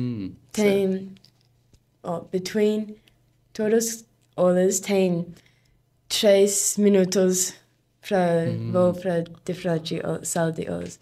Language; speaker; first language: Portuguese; non-native, learner; English